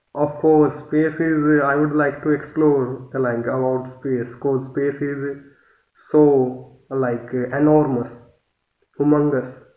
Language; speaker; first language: English; non-native, local second language; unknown